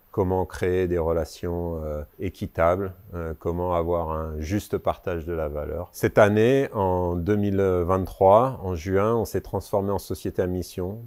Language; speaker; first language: French; native; French